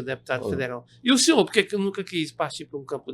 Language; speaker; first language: Portuguese; native; Portuguese